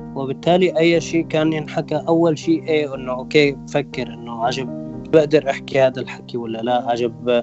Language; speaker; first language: Arabic; non-native, local second language; Kurdish